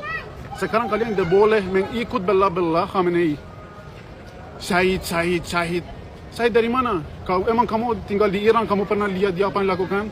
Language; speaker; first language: Indonesian; non-native, learner; Persian